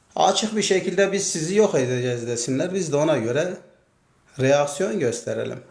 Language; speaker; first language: Turkish; non-native, local second language; Zaza